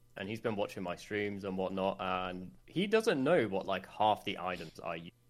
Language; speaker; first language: English; non-native, fluent; Swedish